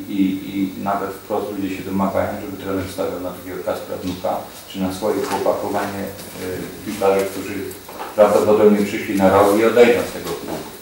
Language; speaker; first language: Polish; native; Polish